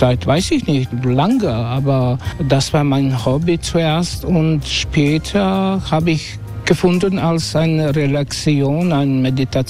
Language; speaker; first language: German; non-native, learner; Croatian